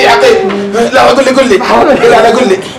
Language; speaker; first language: Arabic; native; Arabic